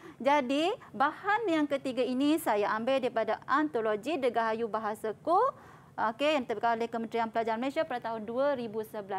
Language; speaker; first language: Malay; native; Malay